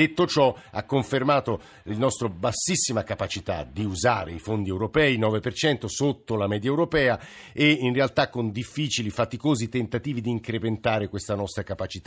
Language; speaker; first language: Italian; native; Italian